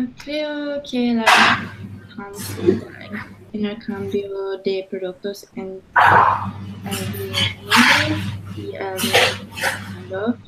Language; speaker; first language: Spanish; non-native, learner; English